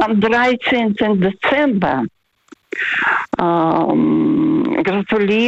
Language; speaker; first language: German; non-native, fluent; Russian